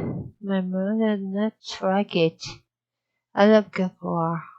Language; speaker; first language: English; non-native, learner; Japanese